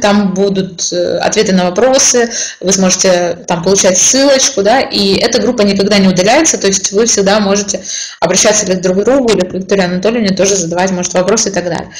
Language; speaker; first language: Russian; native; Russian